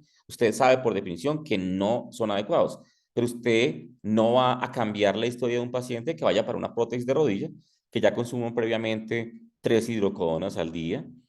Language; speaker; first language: Spanish; native; Spanish